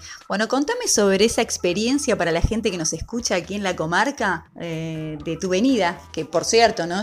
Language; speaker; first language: Spanish; native; Spanish